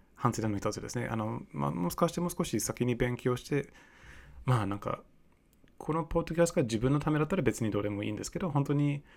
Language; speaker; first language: Japanese; non-native, fluent; English